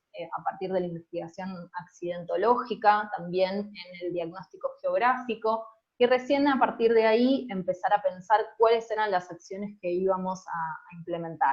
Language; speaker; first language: Spanish; native; Spanish